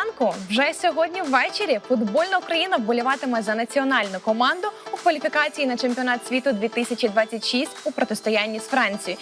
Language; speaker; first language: Ukrainian; native; Ukrainian